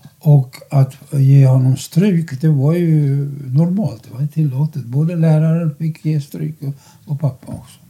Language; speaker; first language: Swedish; non-native, fluent; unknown